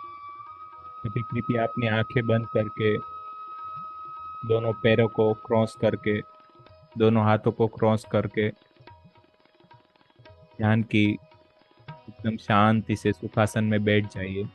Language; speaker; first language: Hindi; native; Hindi